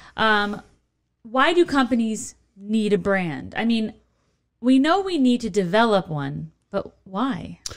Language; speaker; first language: English; native; English